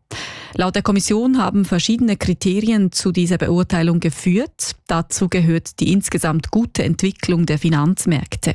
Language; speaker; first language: German; native; German